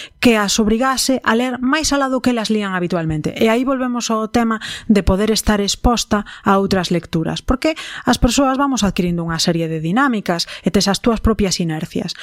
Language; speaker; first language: Galician; non-native, local second language; Spanish